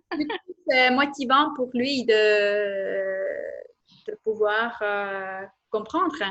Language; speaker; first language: French; non-native, fluent; Estonian